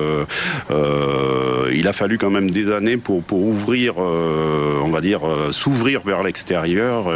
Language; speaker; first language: French; native; French